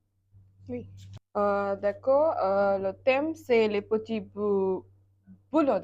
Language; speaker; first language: French; non-native, learner; Bangla